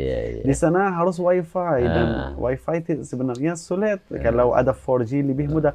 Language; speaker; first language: Indonesian; non-native, fluent; Arabic